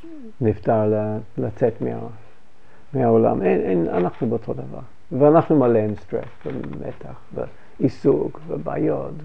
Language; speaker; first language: Hebrew; non-native, fluent; English